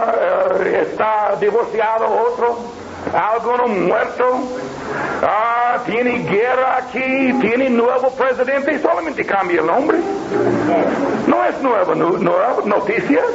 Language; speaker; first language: Spanish; non-native, learner; English